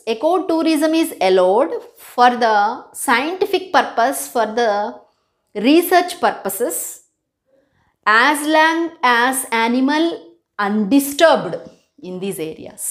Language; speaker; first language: English; non-native, local second language; Telugu